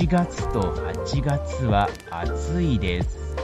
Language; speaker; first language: Japanese; non-native, learner; English